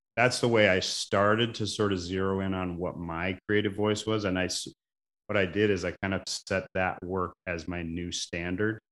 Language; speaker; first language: English; native; English